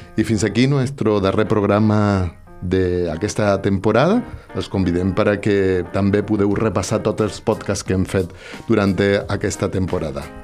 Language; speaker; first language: Catalan; non-native, local second language; Spanish